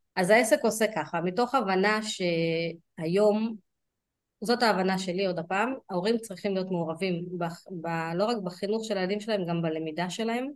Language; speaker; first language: Hebrew; early bilingual, other home language; Russian